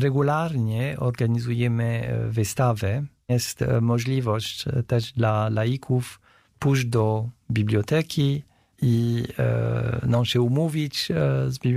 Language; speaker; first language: Polish; non-native, fluent; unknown